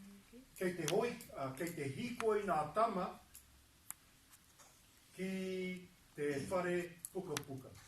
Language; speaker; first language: Māori; non-native, local second language; English